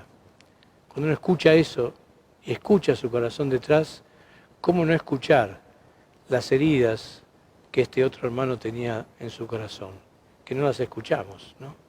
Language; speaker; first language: Spanish; native; Spanish